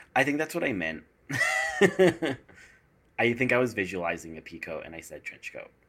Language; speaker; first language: English; native; English